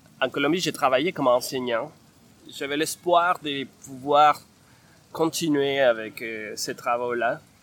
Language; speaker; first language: French; non-native, fluent; Spanish